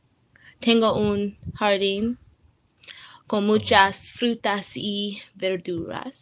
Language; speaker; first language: Spanish; non-native, learner; English